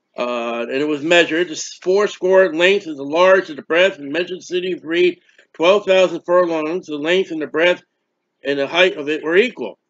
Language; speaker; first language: English; native; English